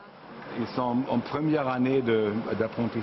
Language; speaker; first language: French; non-native, fluent; German